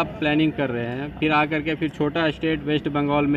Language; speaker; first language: Hindi; native; Hindi